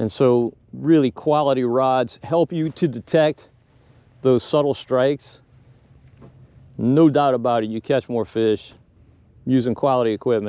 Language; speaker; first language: English; native; English